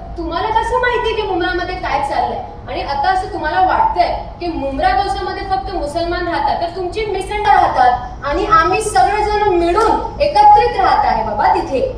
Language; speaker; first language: Marathi; non-native, local second language; Urdu